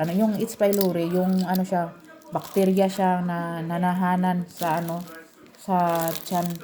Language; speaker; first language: Filipino; non-native, local second language; Cebuano